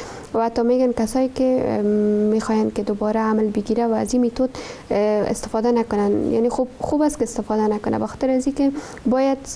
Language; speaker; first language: Persian; native; Persian